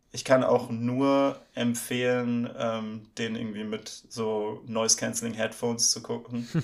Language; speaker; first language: German; native; German